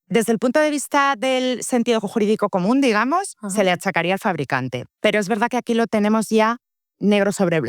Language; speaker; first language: Spanish; native; Spanish